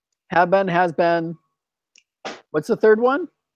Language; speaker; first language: English; native; English